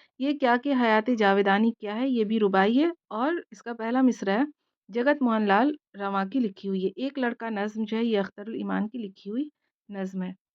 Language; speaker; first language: Urdu; native; Urdu